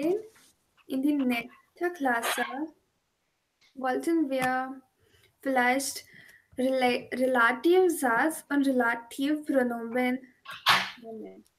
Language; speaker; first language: German; non-native, learner; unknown